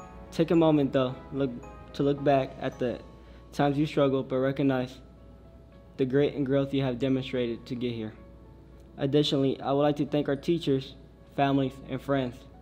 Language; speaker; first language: English; early bilingual, other home language; Spanish